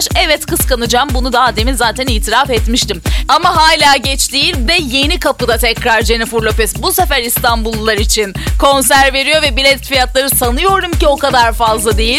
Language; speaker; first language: Turkish; native; Turkish